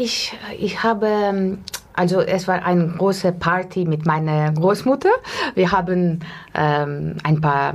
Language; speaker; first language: German; non-native, learner; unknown